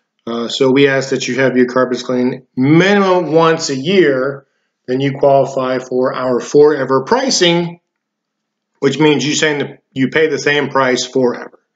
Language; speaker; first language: English; native; English